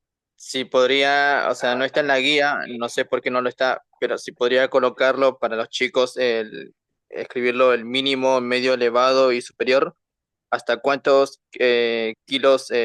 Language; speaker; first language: Spanish; native; Spanish